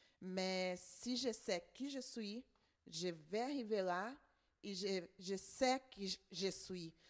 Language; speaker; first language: French; non-native, learner; Portuguese